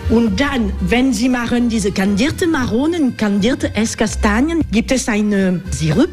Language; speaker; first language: German; non-native, fluent; French